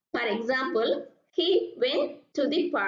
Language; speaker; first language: English; non-native, local second language; Tamil